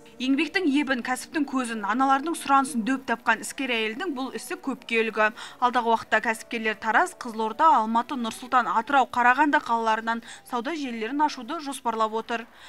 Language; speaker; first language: Kazakh; native; Kazakh